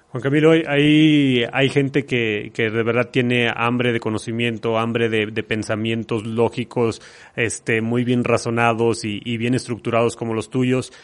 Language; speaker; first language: Spanish; native; Spanish